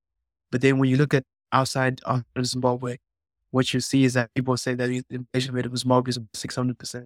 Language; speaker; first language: English; non-native, local second language; Shona